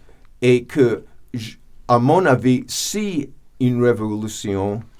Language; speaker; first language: French; non-native, fluent; English